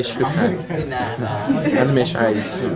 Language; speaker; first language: Arabic; non-native, learner; English